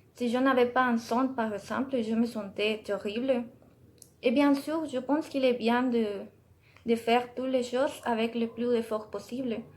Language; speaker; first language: French; non-native, learner; Spanish